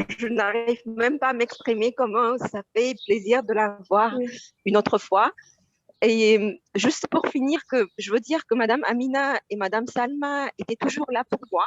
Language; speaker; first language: French; non-native, fluent; Arabic